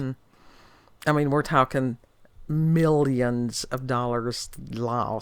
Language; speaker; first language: English; native; English